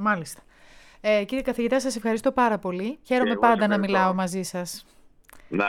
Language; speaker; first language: Greek; native; Greek